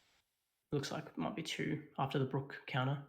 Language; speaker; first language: English; native; English